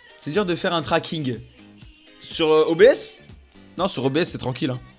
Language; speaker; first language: French; native; French